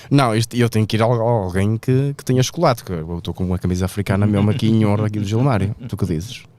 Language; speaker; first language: Portuguese; native; Portuguese